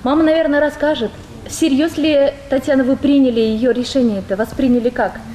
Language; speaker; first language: Russian; native; Russian